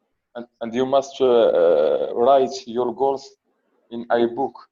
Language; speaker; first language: English; non-native, learner; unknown